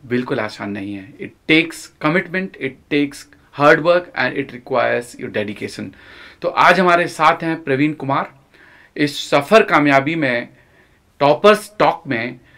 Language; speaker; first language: Hindi; native; Hindi